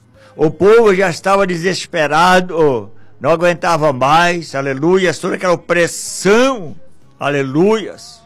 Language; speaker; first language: Portuguese; native; Portuguese